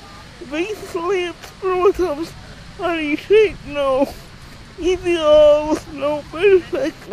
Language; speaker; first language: Latvian; non-native, local second language; Russian